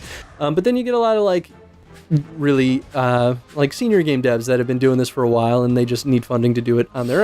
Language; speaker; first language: English; native; English